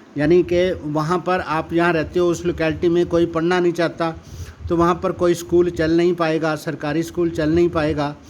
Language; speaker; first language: Hindi; non-native, local second language; Punjabi